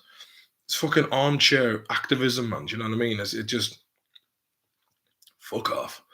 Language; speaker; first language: English; native; English